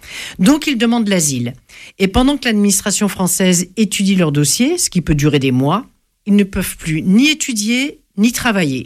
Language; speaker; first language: French; native; French